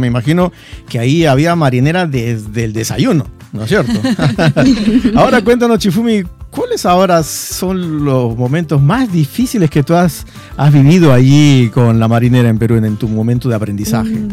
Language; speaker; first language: Spanish; native; Spanish